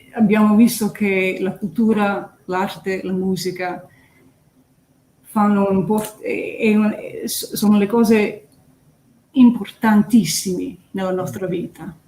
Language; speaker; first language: Italian; early bilingual, heritage; English